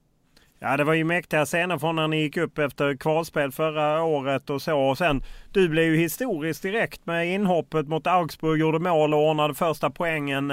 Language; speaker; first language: Swedish; native; Swedish